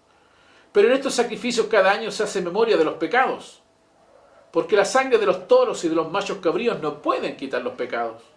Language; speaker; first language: Spanish; native; Spanish